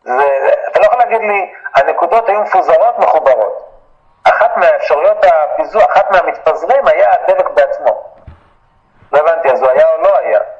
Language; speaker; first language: Hebrew; native; Hebrew